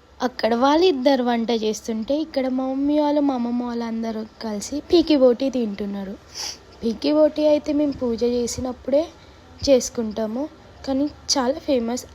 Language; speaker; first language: Telugu; non-native, local second language; Lambadi